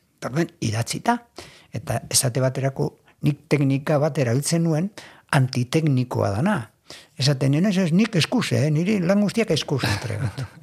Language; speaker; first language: Basque; native; Basque